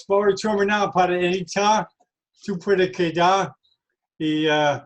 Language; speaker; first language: Spanish; non-native, learner; English